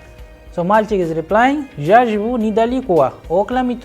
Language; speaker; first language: Russian; non-native, fluent; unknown